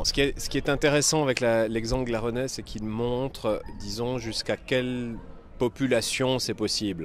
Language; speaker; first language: French; native; French